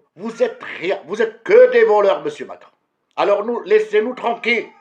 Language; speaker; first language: French; non-native, local second language; Arabic